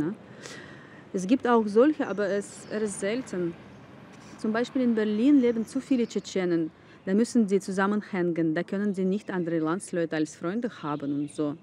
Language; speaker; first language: German; non-native, fluent; Chechen